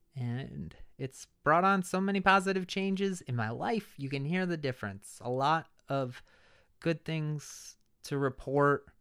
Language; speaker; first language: English; native; English